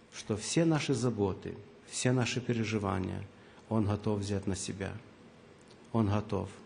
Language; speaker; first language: Russian; non-native, local second language; Ukrainian